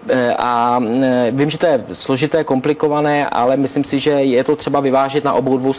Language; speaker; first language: Czech; native; Czech